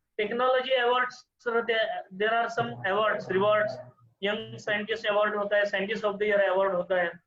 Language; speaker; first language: Hindi; non-native, local second language; Marathi